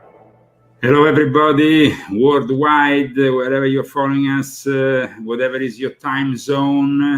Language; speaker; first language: English; non-native, fluent; Italian